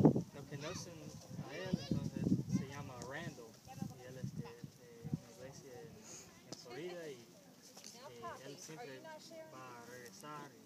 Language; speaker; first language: Spanish; non-native, learner; English